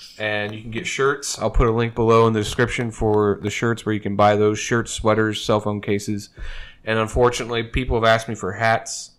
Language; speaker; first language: English; native; English